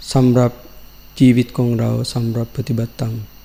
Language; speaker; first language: Thai; non-native, learner; Sinhala